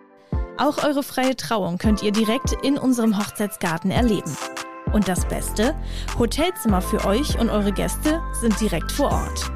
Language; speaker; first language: German; native; German